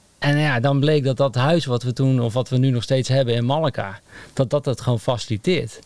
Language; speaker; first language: Dutch; native; Dutch